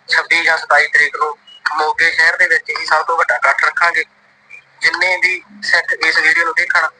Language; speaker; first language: Punjabi; native; Punjabi